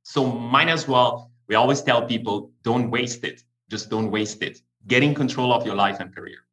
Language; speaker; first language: English; non-native, fluent; Persian